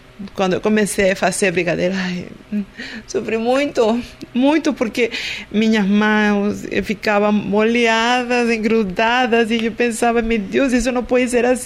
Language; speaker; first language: Portuguese; non-native, learner; Spanish